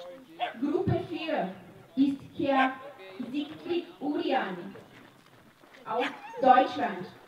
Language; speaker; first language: German; non-native, learner; Slovenian